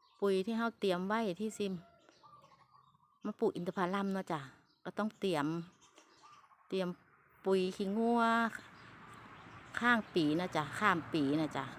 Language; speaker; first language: Thai; non-native, local second language; Lao